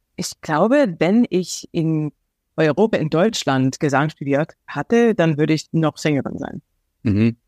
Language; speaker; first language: German; non-native, fluent; English